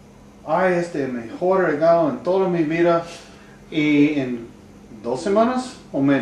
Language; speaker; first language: Spanish; non-native, learner; English